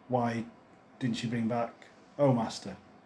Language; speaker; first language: English; native; English